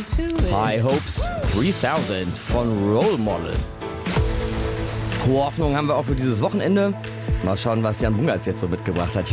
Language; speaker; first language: German; native; German